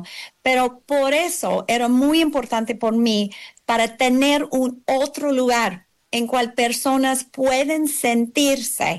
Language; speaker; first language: Spanish; non-native, learner; English